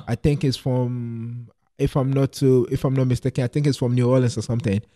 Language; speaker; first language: English; non-native, local second language; Yoruba